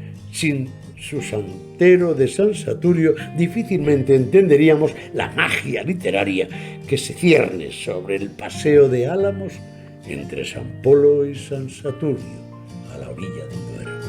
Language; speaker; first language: Spanish; native; Spanish